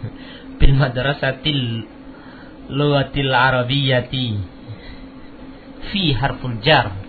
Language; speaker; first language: Arabic; non-native, fluent; Indonesian